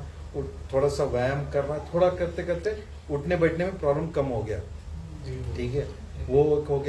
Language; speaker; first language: Hindi; native; Hindi